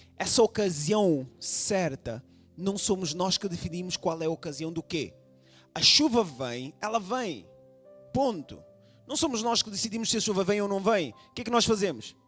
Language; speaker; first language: Portuguese; non-native, local second language; Kabuverdianu